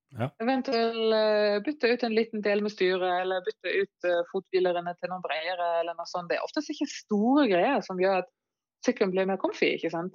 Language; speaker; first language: Norwegian; non-native, fluent; German